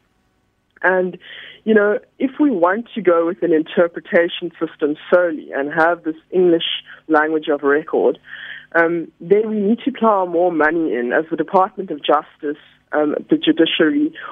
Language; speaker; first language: English; native; English